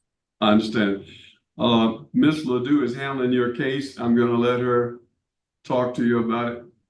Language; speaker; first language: English; native; English